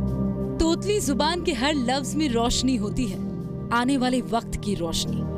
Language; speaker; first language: Hindi; native; Hindi